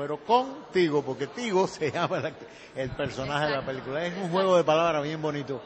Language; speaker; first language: Spanish; native; Spanish